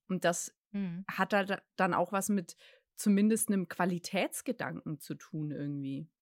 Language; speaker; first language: German; native; German